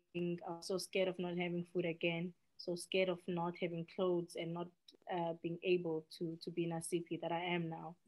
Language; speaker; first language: English; non-native, local second language; Xhosa